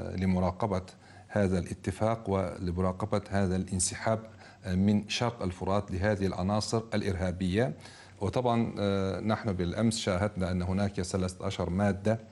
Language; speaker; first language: Arabic; non-native, fluent; Turkish